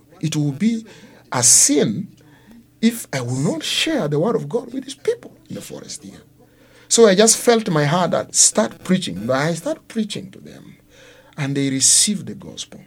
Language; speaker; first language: English; non-native, fluent; Luo (Kenya and Tanzania)